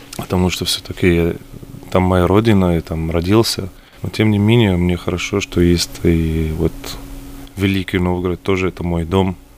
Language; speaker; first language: Russian; early bilingual, other home language; Arabic